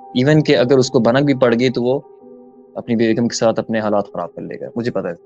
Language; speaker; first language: Urdu; early bilingual, heritage; Urdu